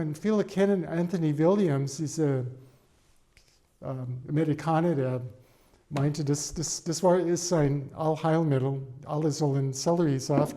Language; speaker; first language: German; non-native, fluent; English